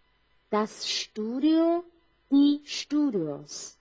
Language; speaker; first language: German; non-native, fluent; Chinese